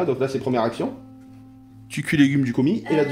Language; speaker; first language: French; native; French